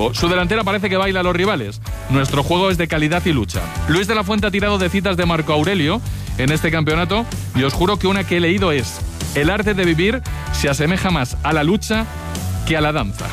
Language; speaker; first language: Spanish; native; Spanish